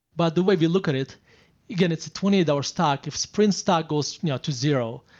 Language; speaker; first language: English; non-native, fluent; Russian